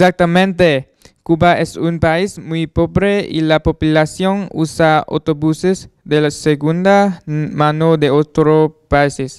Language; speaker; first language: Spanish; non-native, learner; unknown